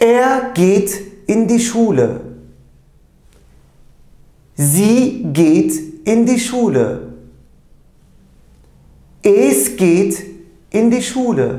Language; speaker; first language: German; non-native, fluent; Turkish